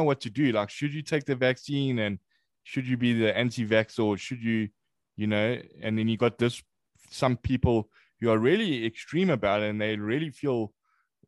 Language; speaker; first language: English; native; English